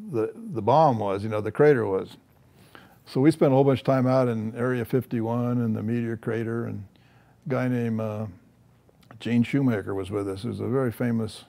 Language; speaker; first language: English; native; English